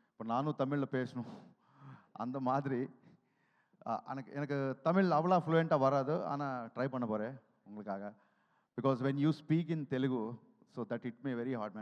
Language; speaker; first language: Tamil; non-native, learner; Telugu